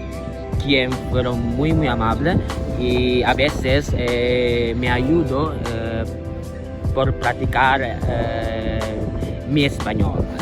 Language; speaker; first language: Spanish; non-native, learner; Indonesian